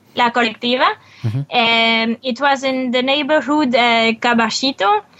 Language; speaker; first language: English; non-native, learner; French